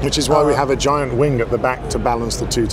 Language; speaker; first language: English; native; English